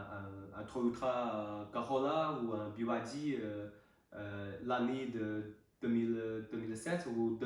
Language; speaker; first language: French; non-native, learner; Chinese